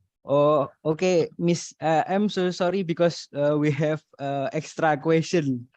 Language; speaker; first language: English; non-native, learner; Indonesian